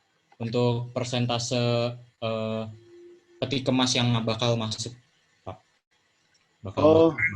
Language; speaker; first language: Indonesian; native; Indonesian